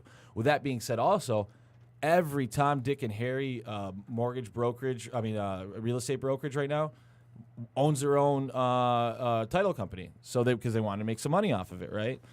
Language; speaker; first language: English; native; English